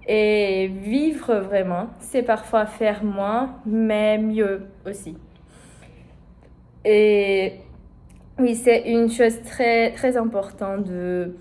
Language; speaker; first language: French; non-native, learner; Portuguese